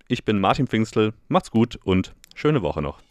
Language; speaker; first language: German; native; German